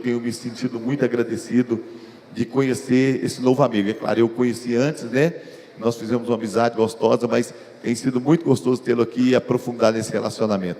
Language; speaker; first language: Portuguese; native; Portuguese